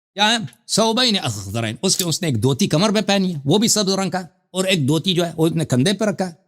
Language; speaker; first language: Urdu; non-native, fluent; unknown